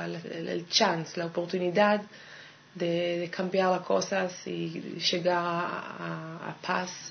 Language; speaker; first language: Spanish; non-native, fluent; Hebrew